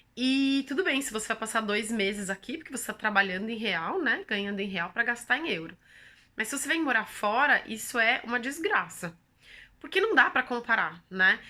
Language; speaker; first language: Portuguese; native; Portuguese